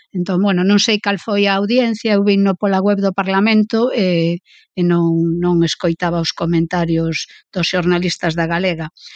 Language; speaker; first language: Galician; native; Galician